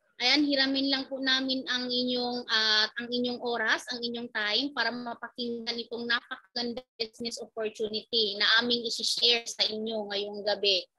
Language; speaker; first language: Filipino; native; Filipino